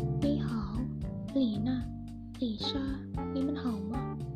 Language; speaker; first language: Chinese; non-native, learner; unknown